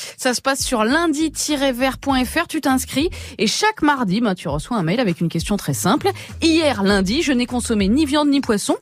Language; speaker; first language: French; native; French